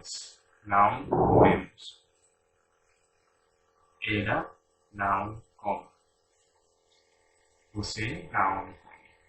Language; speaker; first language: Portuguese; non-native, learner; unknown